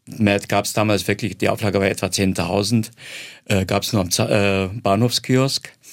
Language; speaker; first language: German; non-native, fluent; Croatian